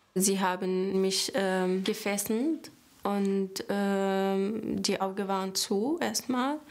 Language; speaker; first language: German; non-native, fluent; Arabic